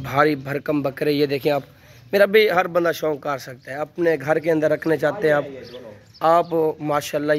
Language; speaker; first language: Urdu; non-native, local second language; Saraiki